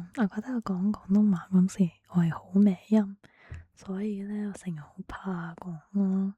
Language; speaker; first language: Cantonese; early bilingual, heritage; Cantonese